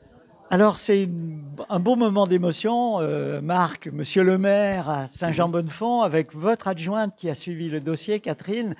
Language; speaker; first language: French; native; French